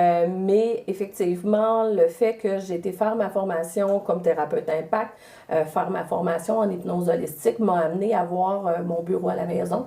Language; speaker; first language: French; native; French